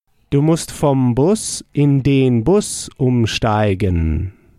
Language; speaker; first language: German; native; German